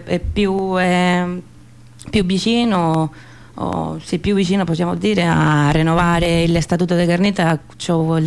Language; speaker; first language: Italian; non-native, fluent; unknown